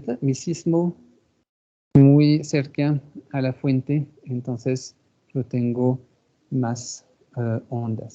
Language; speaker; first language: Spanish; non-native, fluent; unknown